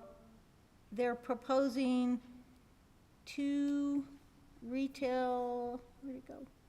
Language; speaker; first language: English; native; English